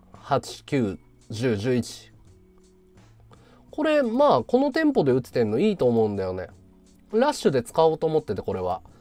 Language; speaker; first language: Japanese; native; Japanese